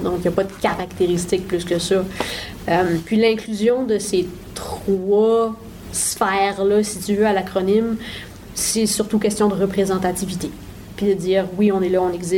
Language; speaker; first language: French; native; French